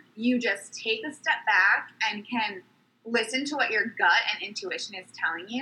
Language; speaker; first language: English; native; English